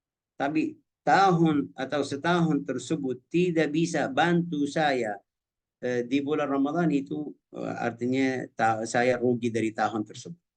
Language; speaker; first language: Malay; non-native, fluent; Arabic